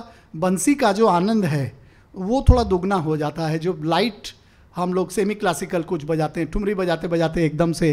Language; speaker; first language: Hindi; native; Hindi